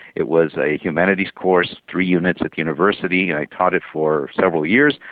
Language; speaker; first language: English; non-native, fluent; Spanish